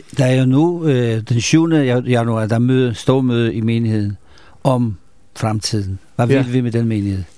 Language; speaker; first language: Danish; non-native, fluent; Hebrew